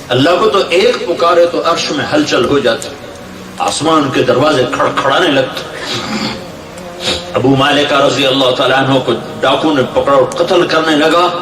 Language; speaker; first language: Urdu; non-native, local second language; Punjabi